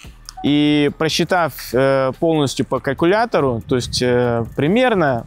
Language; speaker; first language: Russian; native; Russian